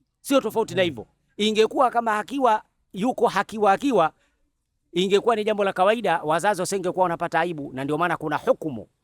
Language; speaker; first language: Swahili; native; Swahili